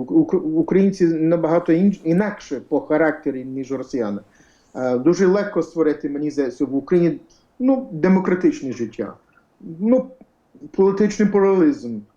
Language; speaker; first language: Ukrainian; early bilingual, heritage; Ukrainian